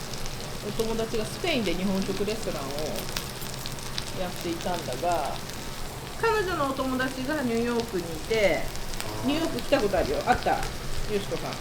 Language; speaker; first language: Japanese; native; Japanese